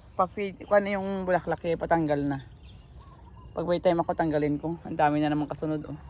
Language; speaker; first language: Filipino; native; Filipino